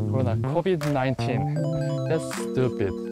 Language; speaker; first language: English; non-native, learner; Korean